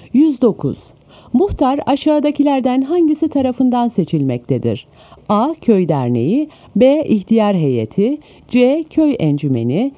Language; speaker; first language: Turkish; native; Turkish